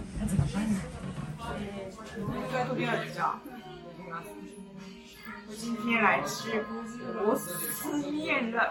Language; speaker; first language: Chinese; non-native, fluent; Japanese